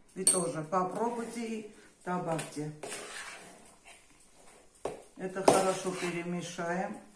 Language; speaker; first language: Russian; non-native, fluent; Armenian